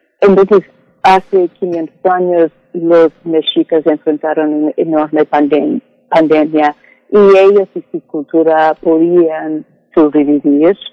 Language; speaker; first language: Spanish; non-native, fluent; English